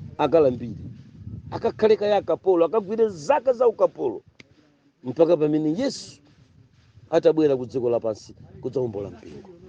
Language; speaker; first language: Nyanja; non-native, local second language; Tumbuka